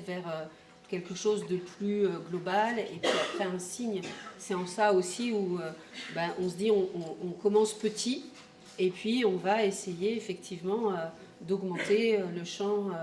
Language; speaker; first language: French; native; French